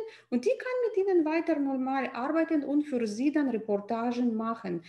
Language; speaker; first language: German; non-native, fluent; Russian